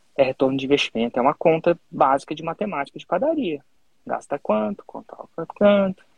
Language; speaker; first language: Portuguese; native; Portuguese